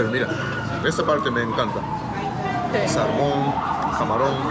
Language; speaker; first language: Spanish; non-native, learner; Japanese